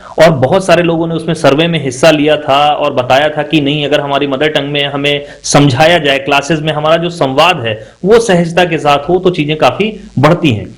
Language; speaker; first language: Hindi; native; Hindi